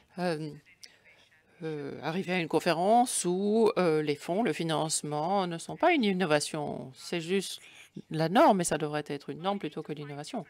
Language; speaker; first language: French; non-native, fluent; German